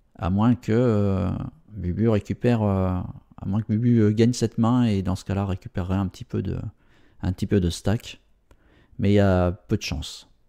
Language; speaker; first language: French; native; French